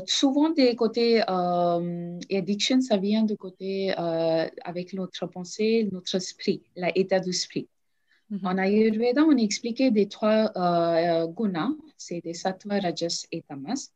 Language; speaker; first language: French; non-native, learner; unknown